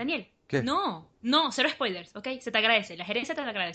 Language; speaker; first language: Spanish; native; Spanish